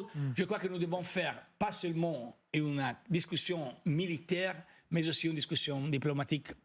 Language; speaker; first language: French; non-native, fluent; Italian